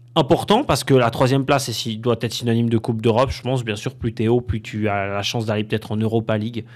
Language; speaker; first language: French; native; French